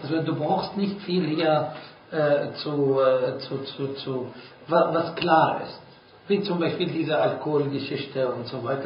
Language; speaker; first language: German; non-native, fluent; Arabic